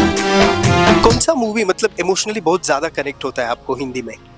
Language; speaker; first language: Hindi; non-native, local second language; Kannada